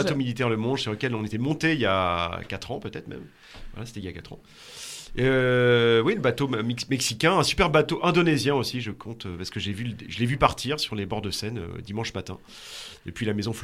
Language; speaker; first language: French; native; French